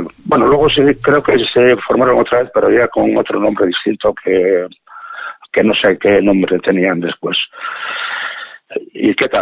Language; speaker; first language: Spanish; native; Spanish